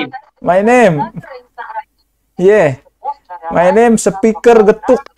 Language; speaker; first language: English; non-native, learner; Indonesian